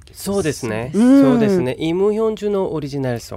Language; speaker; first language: Japanese; non-native, learner; Korean